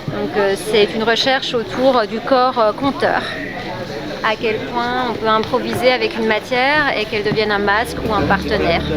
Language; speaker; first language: French; native; French